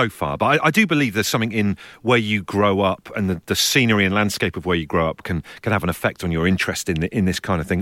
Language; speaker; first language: English; native; English